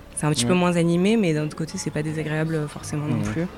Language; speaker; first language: French; native; French